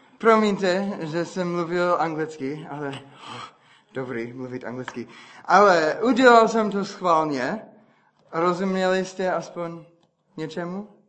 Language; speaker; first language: Czech; non-native, fluent; English